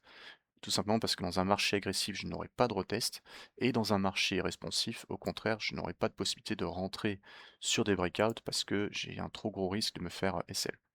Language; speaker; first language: French; native; French